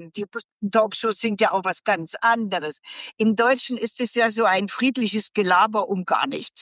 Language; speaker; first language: German; native; German